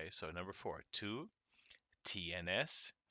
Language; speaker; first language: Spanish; non-native, fluent; English